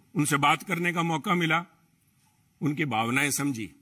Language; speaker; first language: Hindi; native; Hindi